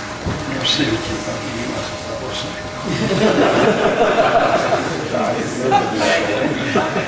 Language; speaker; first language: Portuguese; non-native, fluent; English